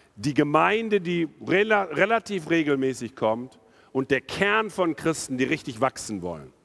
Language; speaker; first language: German; non-native, fluent; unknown